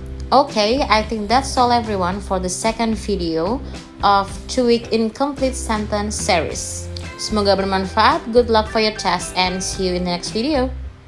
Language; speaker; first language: English; non-native, fluent; Indonesian